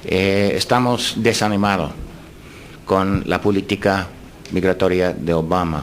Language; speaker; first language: Spanish; non-native, fluent; English